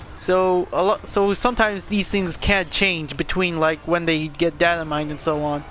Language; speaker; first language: English; native; English